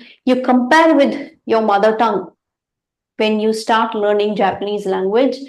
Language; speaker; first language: English; non-native, fluent; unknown